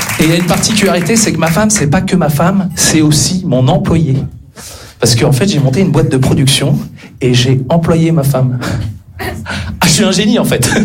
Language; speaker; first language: French; native; French